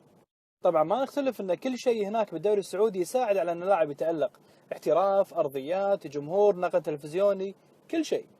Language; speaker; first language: Arabic; native; Arabic